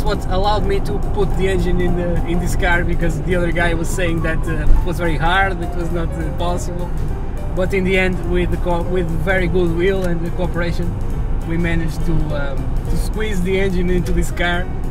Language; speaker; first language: English; non-native, fluent; Portuguese